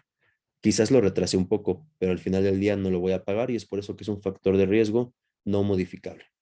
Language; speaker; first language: Spanish; native; Spanish